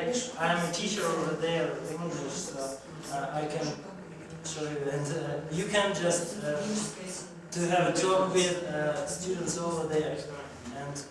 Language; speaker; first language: English; non-native, fluent; Russian